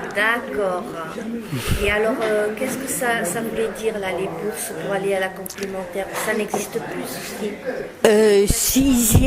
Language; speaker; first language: French; native; French